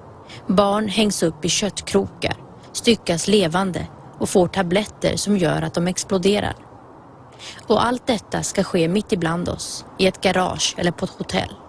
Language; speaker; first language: Swedish; native; Swedish